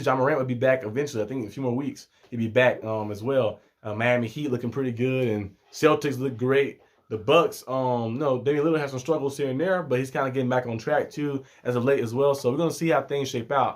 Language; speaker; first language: English; native; English